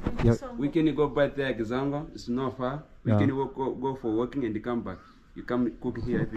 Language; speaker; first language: English; non-native, learner; Masai